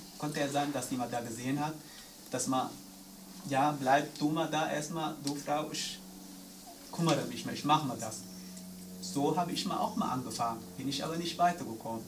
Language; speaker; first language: German; non-native, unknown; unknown